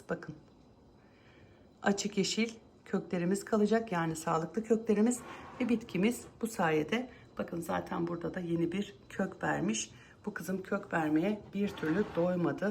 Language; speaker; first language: Turkish; native; Turkish